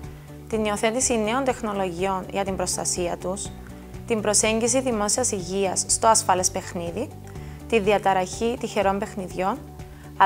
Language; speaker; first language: Greek; native; Greek